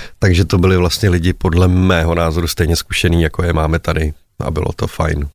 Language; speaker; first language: Czech; native; Czech